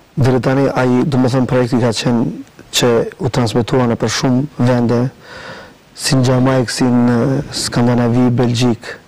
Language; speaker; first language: Albanian; early bilingual, heritage; Albanian